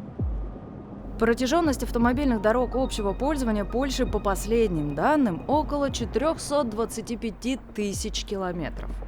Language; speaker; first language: Russian; native; Russian